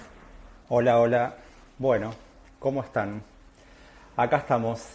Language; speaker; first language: Spanish; native; Spanish